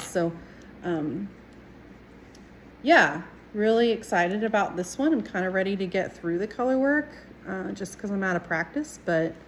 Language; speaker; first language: English; native; English